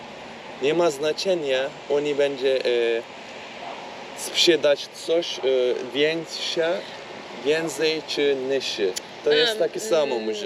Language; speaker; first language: Polish; non-native, learner; Turkish